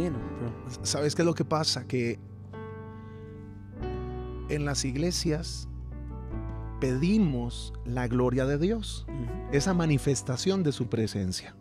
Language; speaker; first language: Spanish; native; Spanish